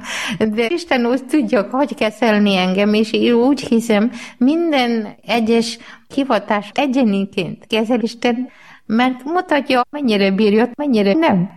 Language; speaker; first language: Hungarian; non-native, learner; Malayalam